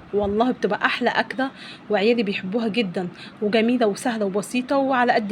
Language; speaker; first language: Arabic; native; Arabic